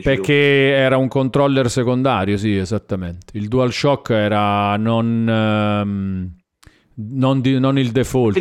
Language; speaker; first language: Italian; native; Italian